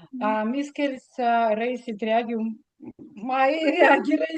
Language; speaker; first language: Estonian; non-native, learner; Russian